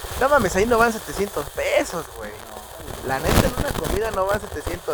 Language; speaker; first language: Spanish; native; Spanish